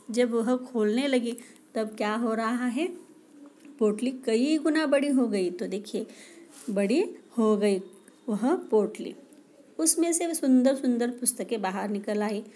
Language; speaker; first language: Hindi; non-native, local second language; Marathi